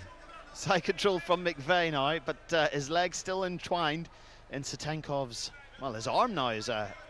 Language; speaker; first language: English; native; English